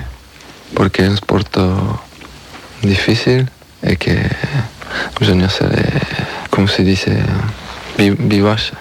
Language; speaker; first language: Spanish; non-native, learner; French